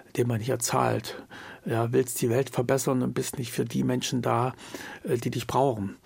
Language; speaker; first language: German; native; German